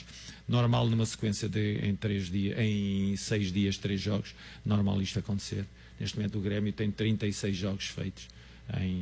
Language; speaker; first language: Portuguese; native; Portuguese